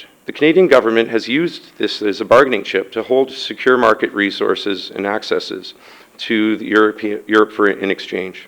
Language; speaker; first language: English; native; English